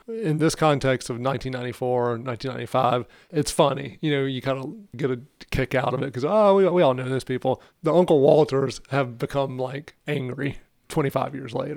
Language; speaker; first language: English; native; English